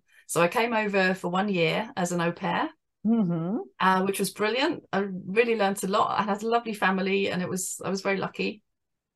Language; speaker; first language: English; native; English